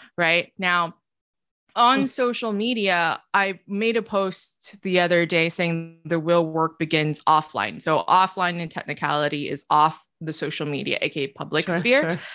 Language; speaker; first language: English; early bilingual, other home language; Chinese